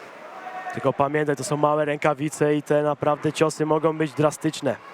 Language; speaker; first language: Polish; native; Polish